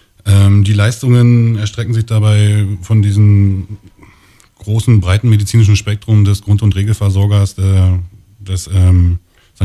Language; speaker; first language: German; native; German